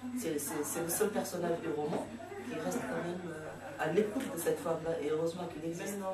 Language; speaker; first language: French; non-native, local second language; Fula